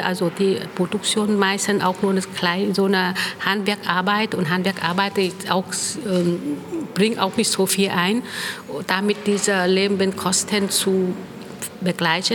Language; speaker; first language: German; non-native, fluent; Vietnamese